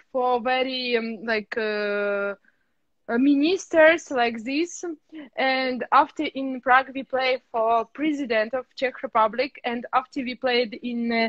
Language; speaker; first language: English; non-native, learner; Russian